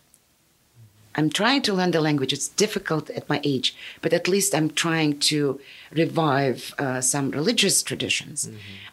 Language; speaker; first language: English; non-native, fluent; Yakut